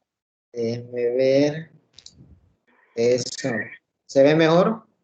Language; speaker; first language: Spanish; native; Spanish